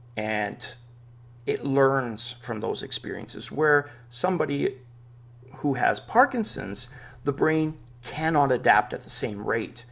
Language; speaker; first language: English; native; English